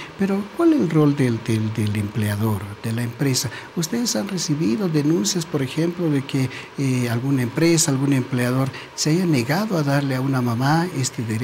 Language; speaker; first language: Spanish; native; Spanish